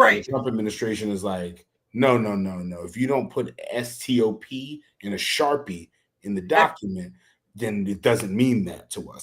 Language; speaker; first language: English; native; English